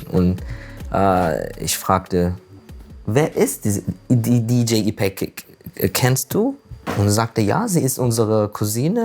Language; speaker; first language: German; non-native, learner; Turkish